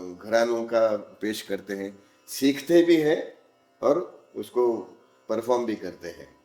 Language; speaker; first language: Hindi; non-native, local second language; Marathi